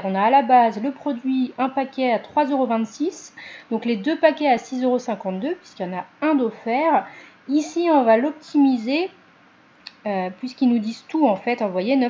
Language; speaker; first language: French; native; French